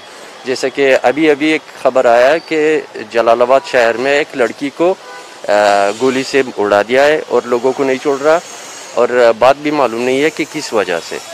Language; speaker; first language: Hindi; non-native, fluent; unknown